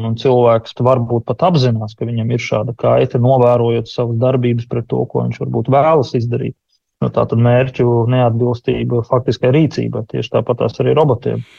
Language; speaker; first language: Latvian; native; Latvian